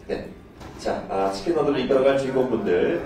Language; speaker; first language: Korean; native; Korean